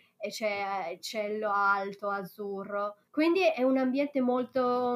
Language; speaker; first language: Italian; non-native, fluent; Chinese